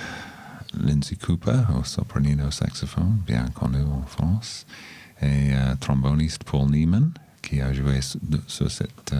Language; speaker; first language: French; non-native, learner; English